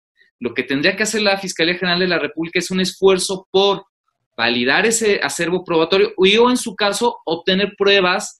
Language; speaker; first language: Spanish; native; Spanish